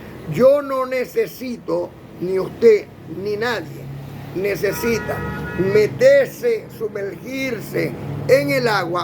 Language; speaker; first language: Spanish; native; Spanish